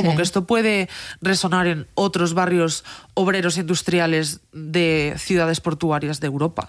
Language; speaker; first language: Spanish; native; Spanish